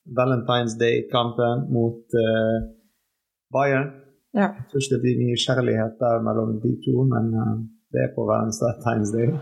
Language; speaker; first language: Norwegian; non-native, fluent; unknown